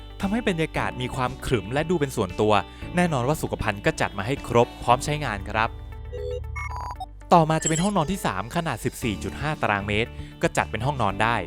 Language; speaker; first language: Thai; native; Thai